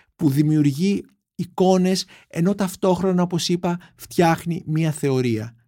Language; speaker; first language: Greek; native; Greek